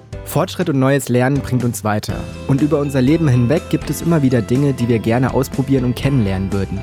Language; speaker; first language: German; native; German